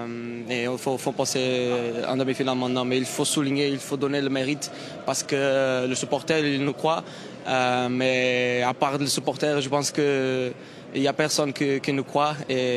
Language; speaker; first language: French; non-native, fluent; Portuguese